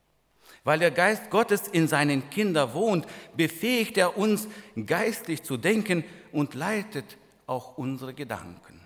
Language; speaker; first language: German; non-native, fluent; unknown